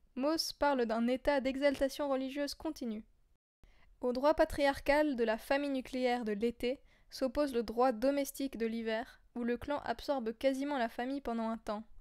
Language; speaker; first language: French; native; French